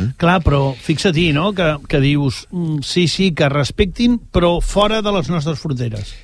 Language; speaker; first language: Catalan; native; Catalan